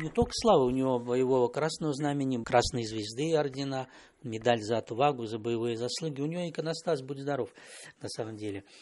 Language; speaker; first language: Russian; non-native, local second language; Belarusian